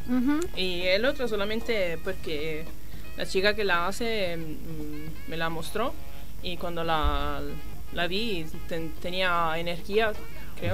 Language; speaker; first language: Spanish; non-native, learner; Italian